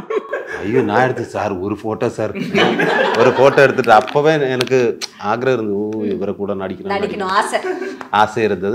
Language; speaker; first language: Tamil; non-native, learner; Malayalam